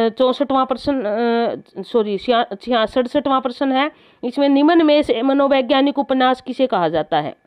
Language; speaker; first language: Hindi; native; Hindi